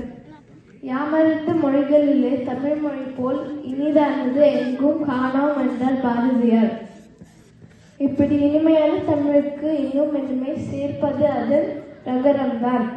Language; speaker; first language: Tamil; early bilingual, heritage; Tamil